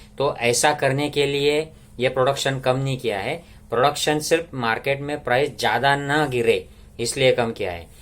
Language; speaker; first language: Hindi; non-native, local second language; Marathi